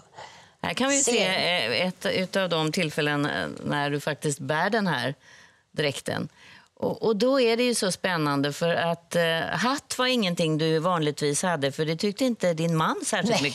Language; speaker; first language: Swedish; native; Swedish